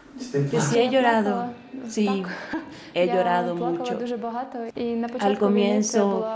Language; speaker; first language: Spanish; non-native, learner; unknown